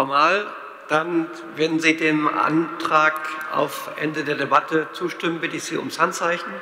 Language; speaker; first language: German; native; German